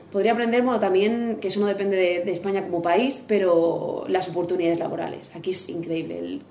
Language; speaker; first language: Spanish; native; Spanish